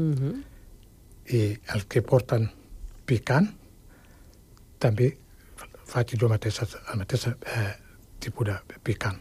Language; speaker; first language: Catalan; non-native, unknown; Wolof